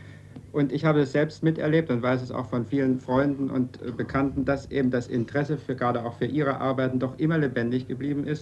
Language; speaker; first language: German; native; German